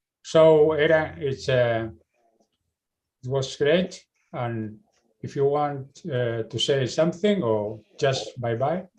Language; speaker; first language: English; non-native, learner; Spanish